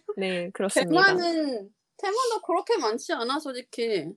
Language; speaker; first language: Korean; non-native, learner; Chinese